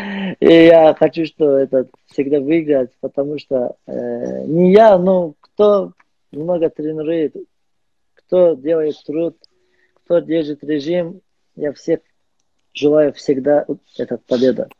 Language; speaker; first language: Russian; non-native, learner; Azerbaijani